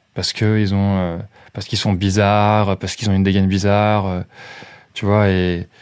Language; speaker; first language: French; native; French